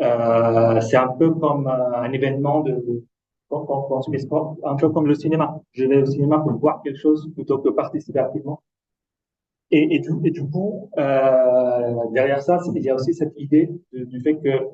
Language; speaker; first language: French; non-native, fluent; Italian